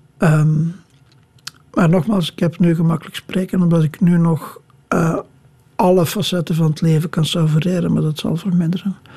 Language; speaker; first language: Dutch; native; Dutch